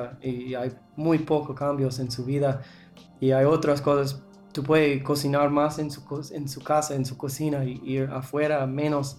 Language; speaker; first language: Spanish; non-native, learner; English